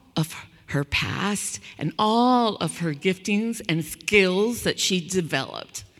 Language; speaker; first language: English; native; English